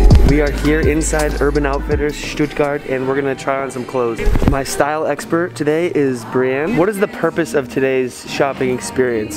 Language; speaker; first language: English; native; English